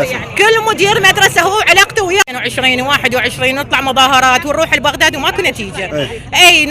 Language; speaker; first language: Arabic; native; Arabic